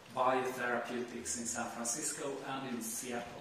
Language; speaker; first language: English; non-native, fluent; Swedish